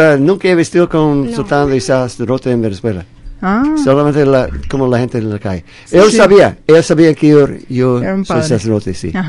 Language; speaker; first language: Spanish; non-native, fluent; English